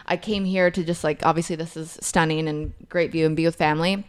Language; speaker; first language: English; native; English